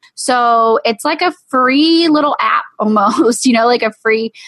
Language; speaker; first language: English; native; English